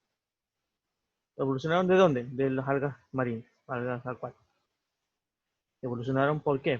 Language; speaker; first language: Spanish; native; Spanish